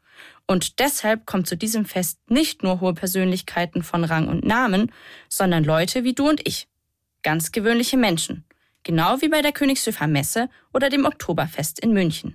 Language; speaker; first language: German; native; German